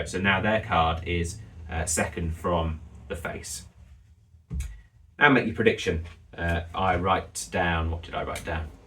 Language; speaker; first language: English; native; English